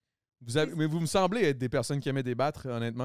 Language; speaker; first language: French; native; French